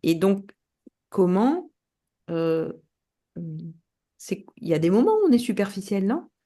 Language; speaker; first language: French; native; French